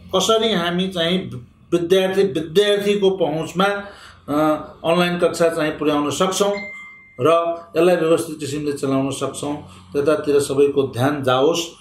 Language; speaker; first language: Nepali; non-native, local second language; Maithili